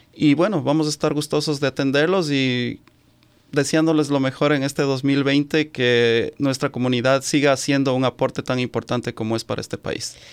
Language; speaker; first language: Spanish; native; Spanish